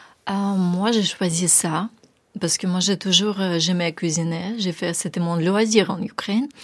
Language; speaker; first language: French; non-native, learner; Ukrainian